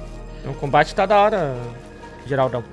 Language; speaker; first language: Portuguese; native; Portuguese